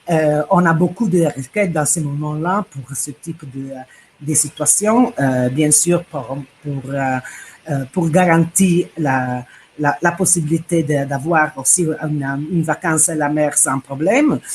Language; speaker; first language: French; non-native, fluent; Italian